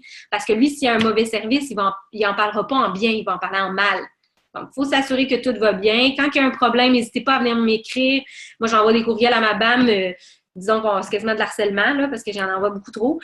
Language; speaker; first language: French; native; French